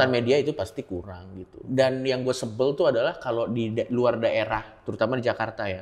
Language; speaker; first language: Indonesian; native; Indonesian